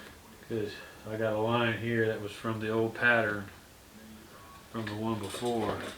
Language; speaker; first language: English; native; English